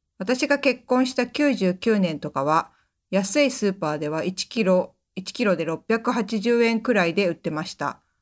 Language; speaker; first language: Japanese; native; Japanese